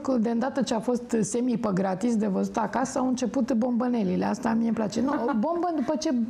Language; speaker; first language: Romanian; native; Romanian